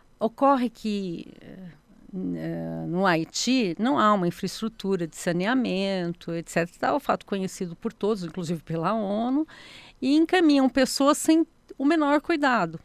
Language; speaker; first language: Portuguese; native; Portuguese